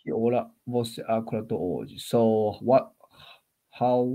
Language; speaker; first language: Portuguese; non-native, learner; Chinese